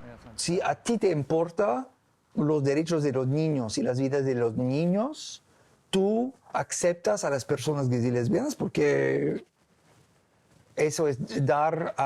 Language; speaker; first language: Spanish; non-native, learner; English